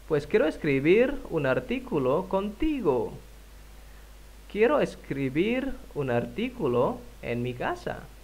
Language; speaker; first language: Spanish; non-native, fluent; Indonesian